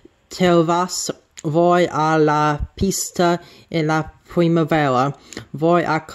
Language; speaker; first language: Spanish; non-native, learner; English